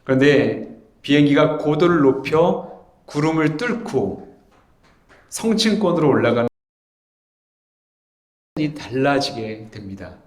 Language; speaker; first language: Korean; native; Korean